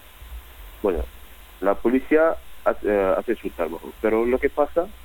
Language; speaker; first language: Spanish; non-native, learner; Wolof